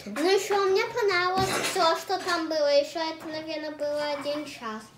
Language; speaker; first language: Russian; early bilingual, heritage; Russian